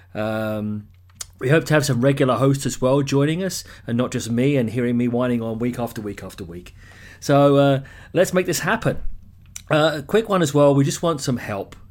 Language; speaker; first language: English; native; English